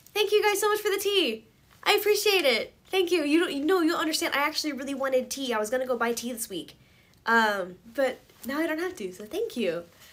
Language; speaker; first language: English; early bilingual, other home language; Korean